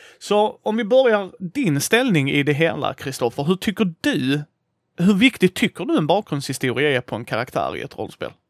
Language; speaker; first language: Swedish; native; Swedish